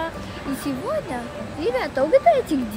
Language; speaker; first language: Russian; early bilingual, heritage; Russian